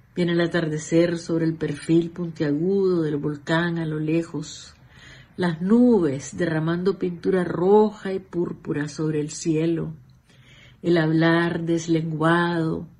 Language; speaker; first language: Spanish; native; Spanish